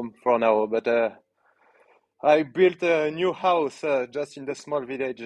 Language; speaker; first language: English; non-native, learner; French